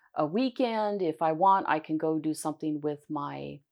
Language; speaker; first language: English; native; English